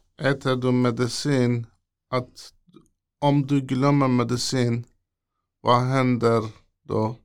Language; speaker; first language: Swedish; non-native, learner; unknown